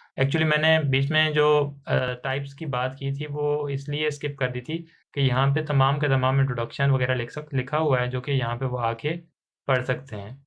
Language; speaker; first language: Urdu; non-native, local second language; Punjabi